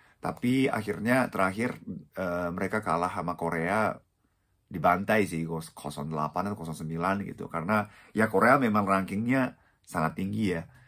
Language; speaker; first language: Indonesian; non-native, fluent; Japanese